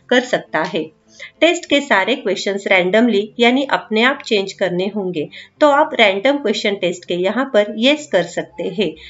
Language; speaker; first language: Hindi; non-native, local second language; Marathi